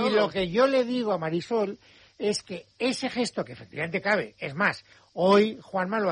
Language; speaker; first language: Spanish; native; Spanish